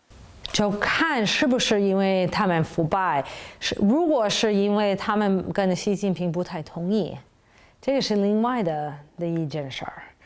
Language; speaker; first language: Chinese; non-native, fluent; English